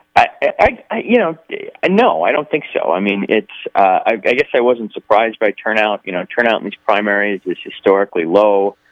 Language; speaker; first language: English; native; English